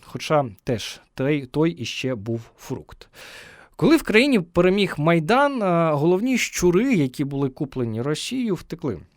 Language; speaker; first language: Ukrainian; native; Ukrainian